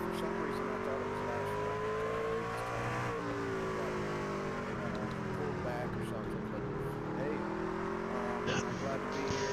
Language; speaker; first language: English; native; English